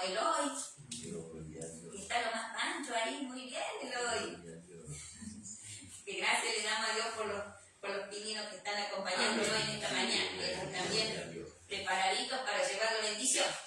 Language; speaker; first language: Spanish; native; Spanish